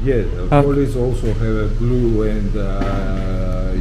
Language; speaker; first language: English; non-native, learner; Georgian